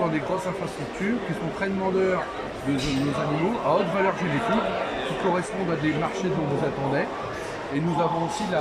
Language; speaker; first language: French; native; French